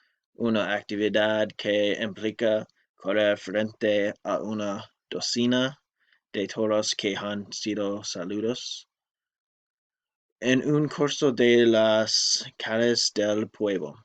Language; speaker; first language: Spanish; non-native, learner; English